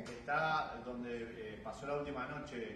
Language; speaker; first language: Spanish; native; Spanish